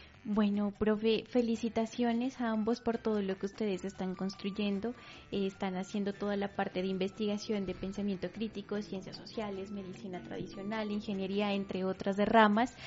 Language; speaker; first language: Spanish; native; Spanish